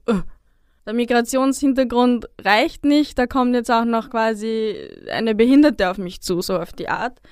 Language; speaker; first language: German; native; German